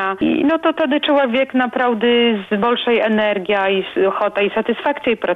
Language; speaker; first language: Polish; non-native, local second language; Belarusian